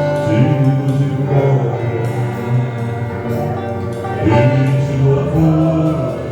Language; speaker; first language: Portuguese; native; Portuguese